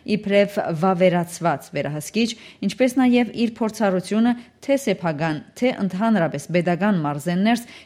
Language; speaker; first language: Armenian; native; Armenian